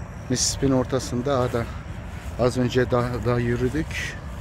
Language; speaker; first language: Turkish; native; Turkish